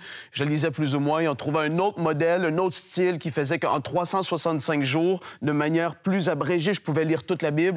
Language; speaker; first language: French; native; French